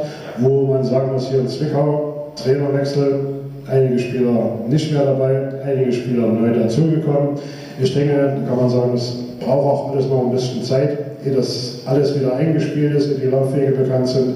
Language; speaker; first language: German; native; German